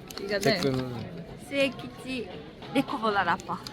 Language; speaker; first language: Korean; non-native, fluent; Japanese